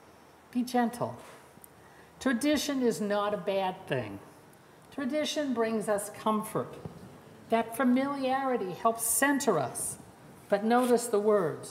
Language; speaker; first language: English; native; English